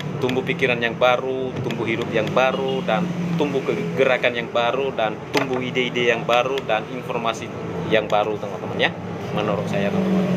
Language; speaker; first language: Indonesian; non-native, local second language; Nias